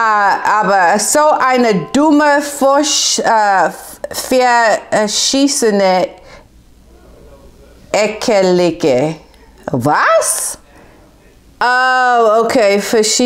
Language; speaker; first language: German; non-native, learner; English